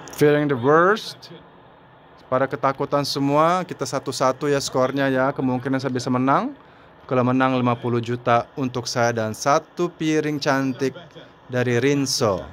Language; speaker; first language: Indonesian; non-native, fluent; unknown